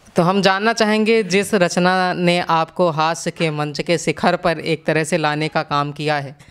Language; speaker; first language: Hindi; native; Hindi